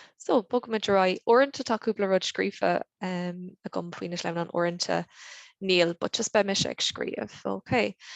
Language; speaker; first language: Irish; non-native, local second language; English